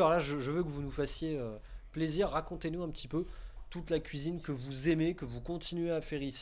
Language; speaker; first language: French; native; French